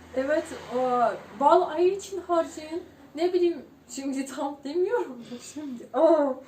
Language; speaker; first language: Turkish; non-native, fluent; Ukrainian